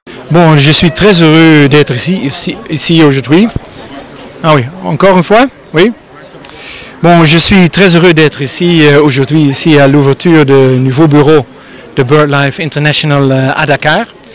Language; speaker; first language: French; non-native, fluent; Dutch